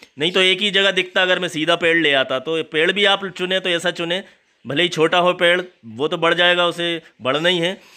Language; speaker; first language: Hindi; native; Hindi